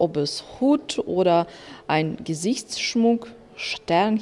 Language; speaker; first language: German; non-native, learner; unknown